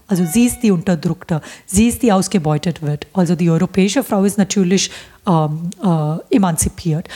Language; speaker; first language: German; non-native, fluent; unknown